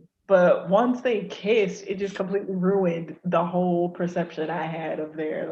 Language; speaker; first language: English; native; English